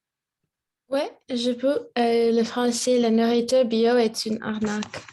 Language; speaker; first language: French; non-native, learner; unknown